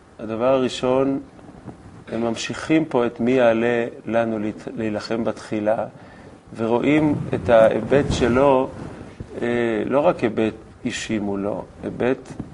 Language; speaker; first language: Hebrew; native; Hebrew